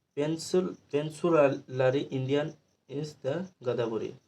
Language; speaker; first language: English; non-native, local second language; Bangla